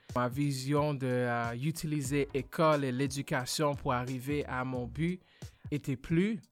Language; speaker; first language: French; non-native, fluent; English